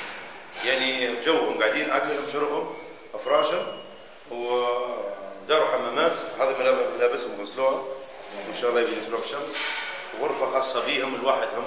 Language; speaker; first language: Arabic; native; Arabic